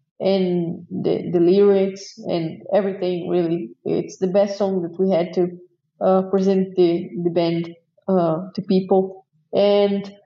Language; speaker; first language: English; non-native, fluent; Portuguese